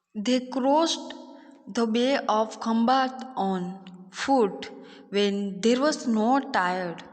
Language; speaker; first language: English; non-native, local second language; Gujarati